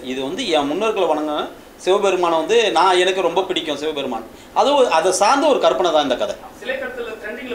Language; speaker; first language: Tamil; native; Tamil